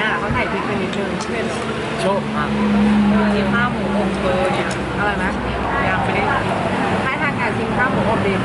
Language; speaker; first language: Thai; native; Thai